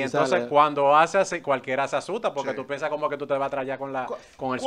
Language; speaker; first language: Spanish; native; Spanish